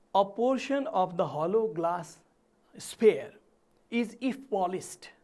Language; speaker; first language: English; non-native, local second language; Nepali